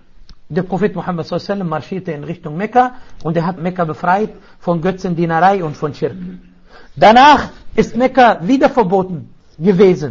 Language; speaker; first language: German; non-native, fluent; Arabic